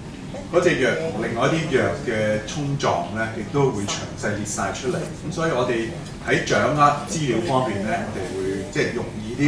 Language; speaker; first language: Cantonese; native; Cantonese